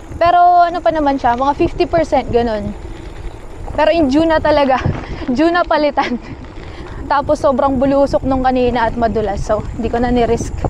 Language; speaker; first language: Filipino; native; Filipino